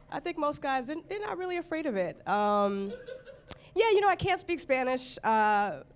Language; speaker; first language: English; native; English